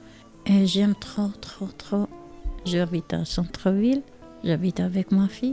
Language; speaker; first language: French; non-native, learner; Albanian